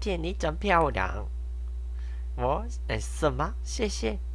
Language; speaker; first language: Chinese; non-native, learner; Korean